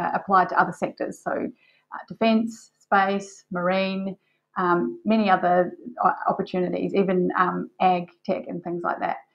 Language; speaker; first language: English; native; English